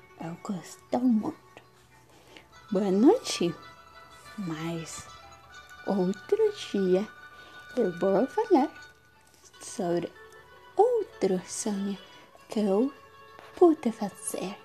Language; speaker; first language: Portuguese; non-native, learner; Spanish